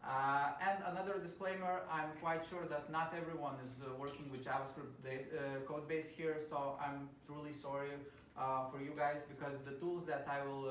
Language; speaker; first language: English; non-native, fluent; Lithuanian